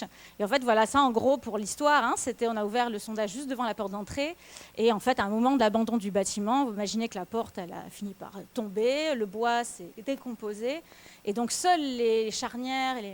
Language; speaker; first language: French; native; French